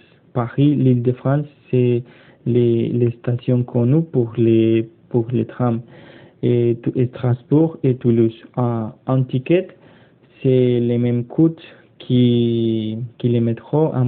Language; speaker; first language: French; non-native, learner; Spanish